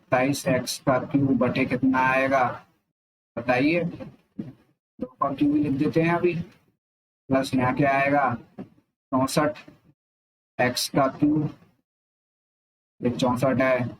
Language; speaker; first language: Hindi; native; Hindi